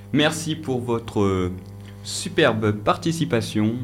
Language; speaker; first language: French; native; French